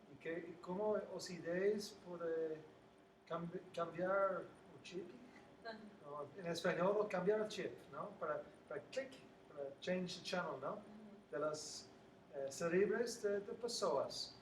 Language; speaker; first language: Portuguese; non-native, learner; English